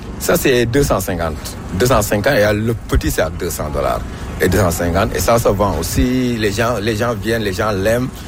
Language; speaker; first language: French; non-native, local second language; Wolof